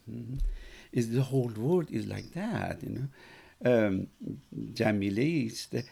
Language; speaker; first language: English; non-native, fluent; Persian